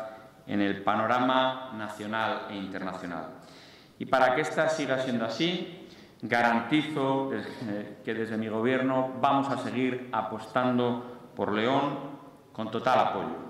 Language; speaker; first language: Spanish; native; Spanish